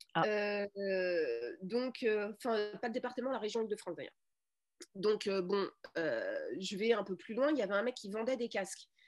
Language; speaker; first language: French; native; French